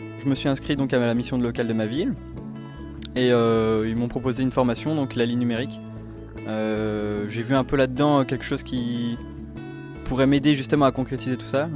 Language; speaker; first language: French; native; French